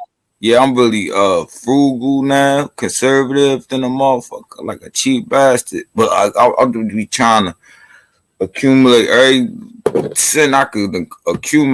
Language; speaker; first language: English; native; English